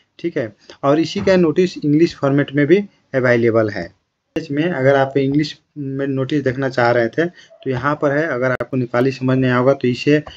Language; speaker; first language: Hindi; non-native, local second language; Bhojpuri